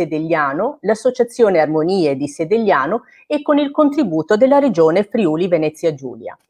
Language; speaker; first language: Italian; native; Italian